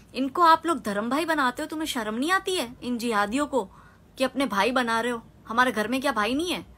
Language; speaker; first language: Hindi; non-native, local second language; Gujarati